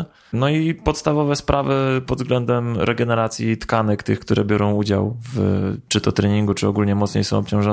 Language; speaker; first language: Polish; native; Polish